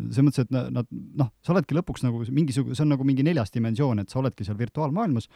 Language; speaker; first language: Estonian; native; Estonian